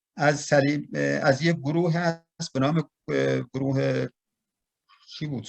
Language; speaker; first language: Persian; non-native, local second language; Turkmen